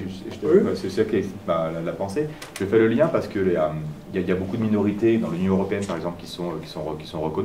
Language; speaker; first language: French; native; French